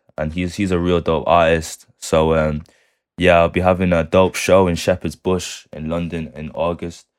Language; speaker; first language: English; native; English